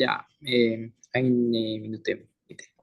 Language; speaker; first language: German; non-native, learner; Spanish